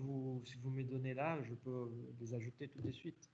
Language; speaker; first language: French; non-native, fluent; Portuguese